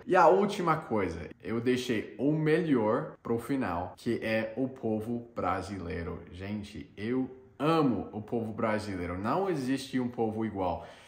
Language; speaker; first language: Portuguese; non-native, fluent; English